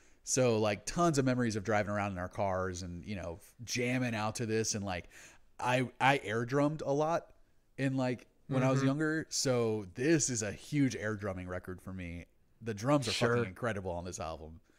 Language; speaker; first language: English; native; English